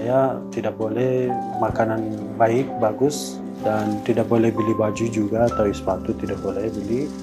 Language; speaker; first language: Indonesian; non-native, learner; Persian